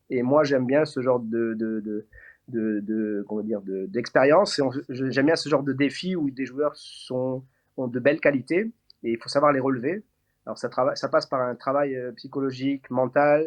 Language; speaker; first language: French; native; French